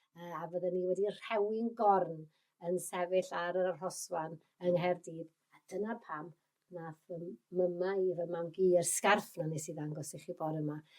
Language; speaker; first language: Welsh; native; Welsh